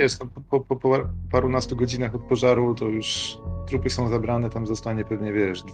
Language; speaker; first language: Polish; native; Polish